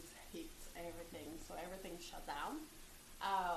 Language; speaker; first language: English; non-native, fluent; French